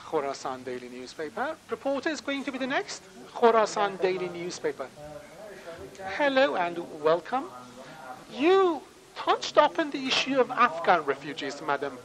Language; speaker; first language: English; non-native, fluent; Persian